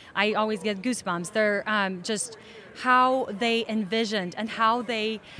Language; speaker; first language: English; early bilingual, other home language; Russian